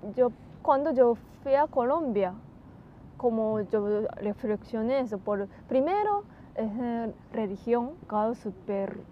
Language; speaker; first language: Spanish; non-native, learner; Japanese